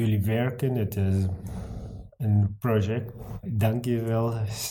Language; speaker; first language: Dutch; non-native, learner; Arabic